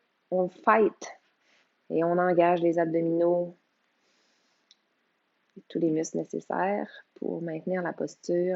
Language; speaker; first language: French; native; French